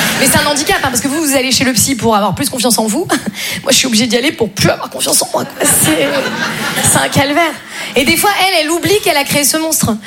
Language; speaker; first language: French; native; French